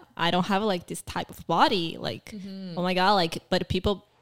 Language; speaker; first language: English; early bilingual, other home language; Portuguese